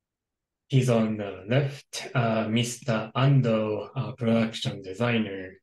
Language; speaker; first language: English; non-native, local second language; Japanese